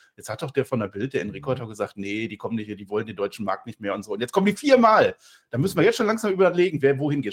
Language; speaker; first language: German; native; German